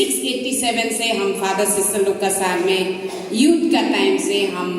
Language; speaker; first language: Hindi; non-native, local second language; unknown